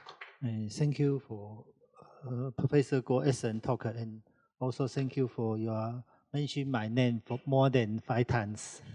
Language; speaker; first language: English; non-native, learner; Chinese